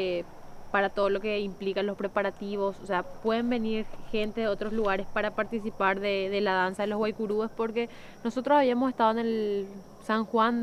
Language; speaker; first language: Spanish; native; Spanish